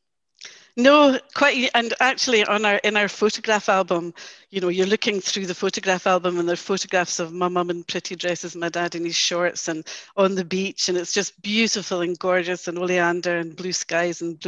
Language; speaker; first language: English; native; English